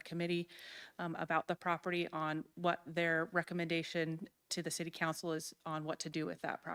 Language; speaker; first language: English; native; English